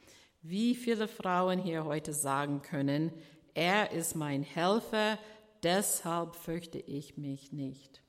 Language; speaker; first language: German; non-native, fluent; English